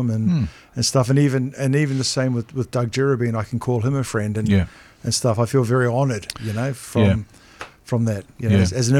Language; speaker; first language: English; native; English